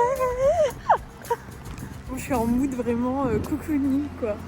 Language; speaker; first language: French; native; French